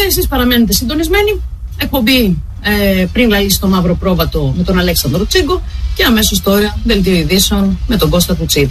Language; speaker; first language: Greek; native; Greek